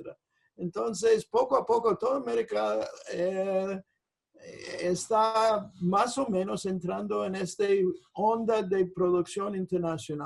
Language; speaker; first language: Spanish; non-native, fluent; English